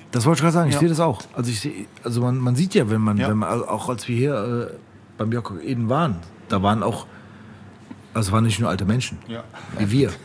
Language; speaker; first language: German; native; German